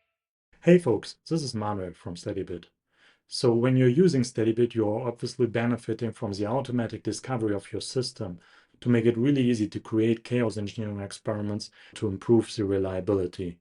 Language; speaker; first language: English; non-native, fluent; German